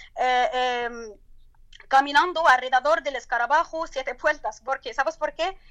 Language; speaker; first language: Spanish; non-native, learner; Turkish